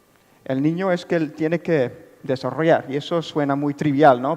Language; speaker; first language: Spanish; non-native, fluent; Dutch